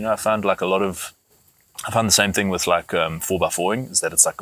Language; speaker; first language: English; native; English